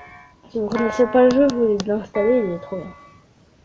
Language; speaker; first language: French; native; French